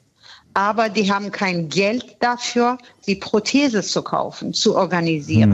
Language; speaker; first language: German; non-native, fluent; Persian